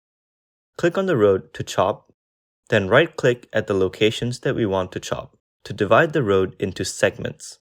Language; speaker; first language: English; native; English